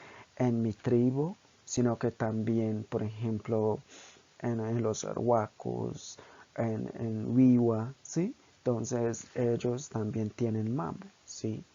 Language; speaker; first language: Spanish; non-native, local second language; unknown